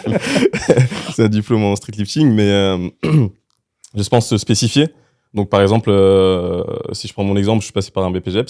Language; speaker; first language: French; native; French